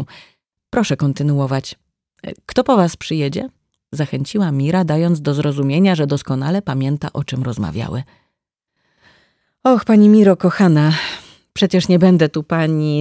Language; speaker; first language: Polish; native; Polish